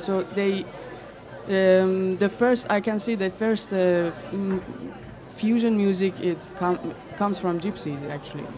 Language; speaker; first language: English; non-native, fluent; Persian